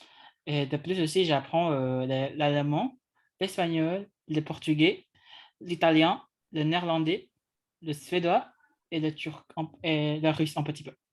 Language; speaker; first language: French; non-native, learner; English